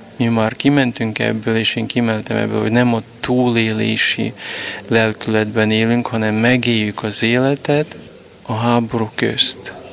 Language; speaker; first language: Hungarian; non-native, local second language; Ukrainian